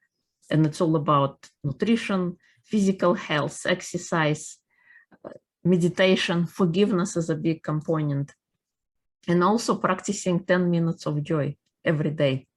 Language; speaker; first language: English; non-native, fluent; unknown